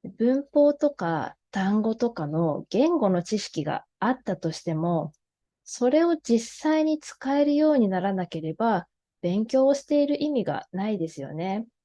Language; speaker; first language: Japanese; native; Japanese